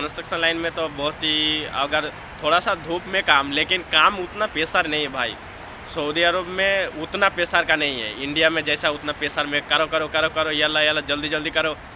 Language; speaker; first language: Hindi; non-native, local second language; Bangla